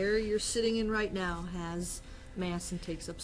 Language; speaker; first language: English; native; English